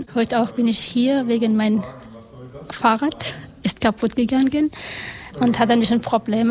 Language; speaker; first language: German; non-native, learner; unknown